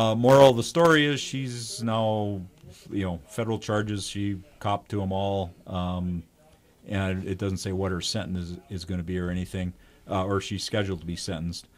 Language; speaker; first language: English; native; English